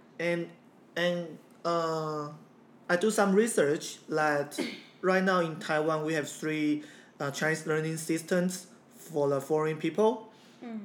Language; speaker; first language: English; non-native, fluent; Chinese